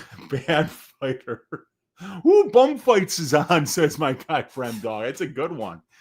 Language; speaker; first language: English; native; English